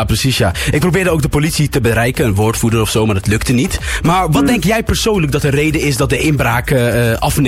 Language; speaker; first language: Dutch; native; Dutch